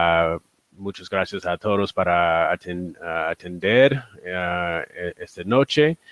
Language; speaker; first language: Spanish; non-native, learner; English